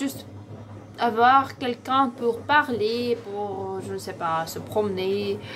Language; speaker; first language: French; non-native, learner; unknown